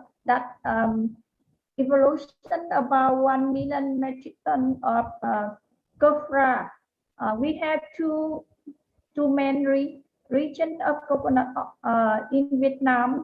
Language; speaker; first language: English; non-native, learner; Vietnamese